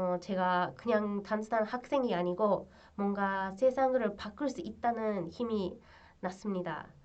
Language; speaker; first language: Korean; non-native, fluent; English